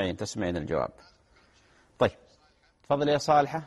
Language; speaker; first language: Arabic; native; Arabic